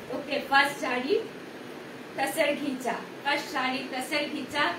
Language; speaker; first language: Hindi; non-native, local second language; Bangla